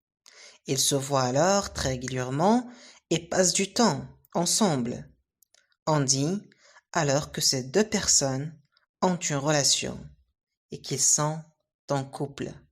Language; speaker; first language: French; non-native, local second language; Arabic